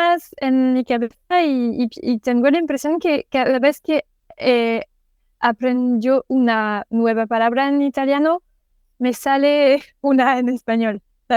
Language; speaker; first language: Spanish; non-native, fluent; French